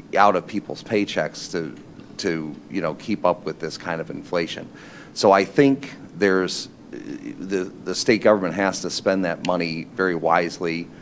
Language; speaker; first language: English; native; English